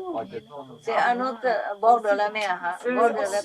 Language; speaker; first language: French; non-native, learner; Vietnamese